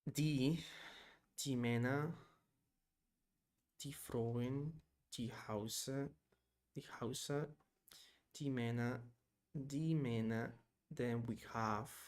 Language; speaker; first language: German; non-native, learner; Spanish